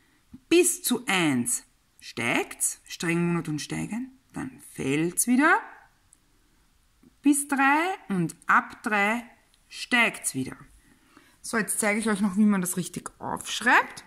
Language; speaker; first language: German; native; German